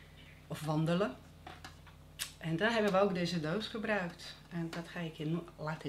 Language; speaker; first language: Dutch; non-native, fluent; Croatian